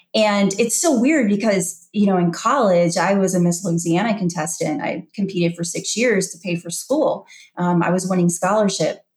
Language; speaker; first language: English; native; English